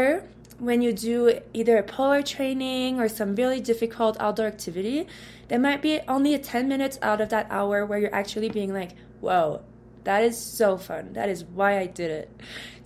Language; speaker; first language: English; non-native, fluent; French